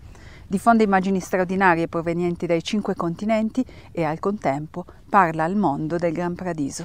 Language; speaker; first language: Italian; native; Italian